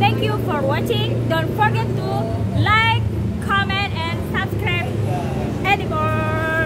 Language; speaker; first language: English; non-native, learner; Indonesian